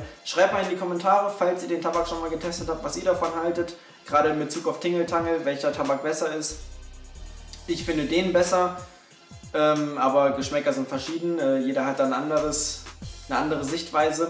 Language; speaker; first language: German; native; German